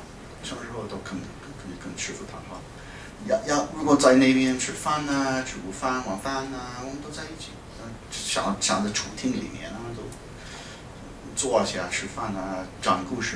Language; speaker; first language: Chinese; non-native, fluent; English